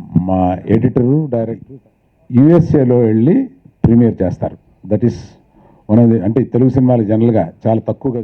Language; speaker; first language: Telugu; native; Telugu